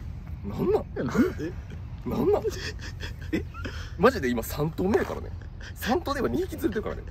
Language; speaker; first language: Japanese; native; Japanese